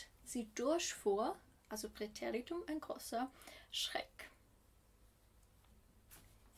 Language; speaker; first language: German; non-native, fluent; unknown